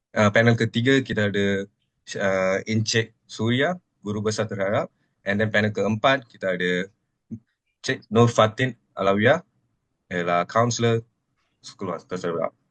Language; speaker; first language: Malay; non-native, local second language; Telugu